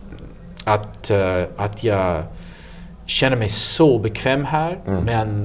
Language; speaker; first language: Swedish; non-native, learner; English